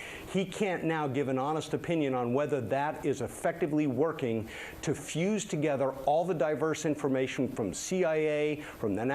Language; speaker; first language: English; native; English